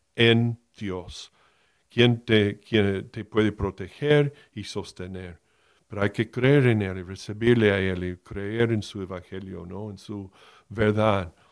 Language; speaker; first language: Spanish; non-native, fluent; English